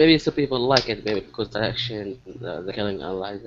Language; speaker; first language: English; non-native, learner; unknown